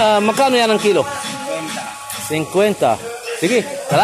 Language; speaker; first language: Filipino; non-native, learner; Arabic